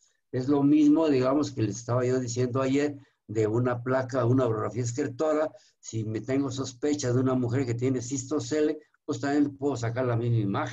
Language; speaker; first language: Spanish; native; Spanish